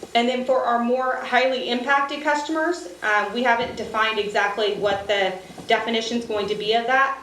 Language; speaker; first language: English; native; English